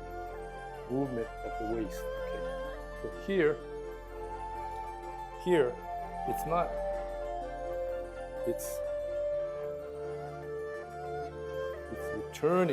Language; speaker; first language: English; native; English